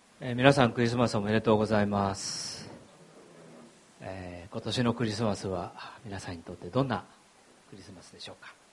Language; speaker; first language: Japanese; native; Japanese